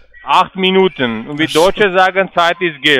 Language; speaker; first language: German; non-native, learner; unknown